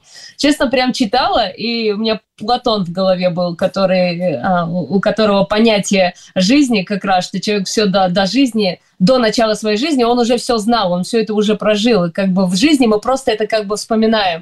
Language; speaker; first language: Russian; native; Russian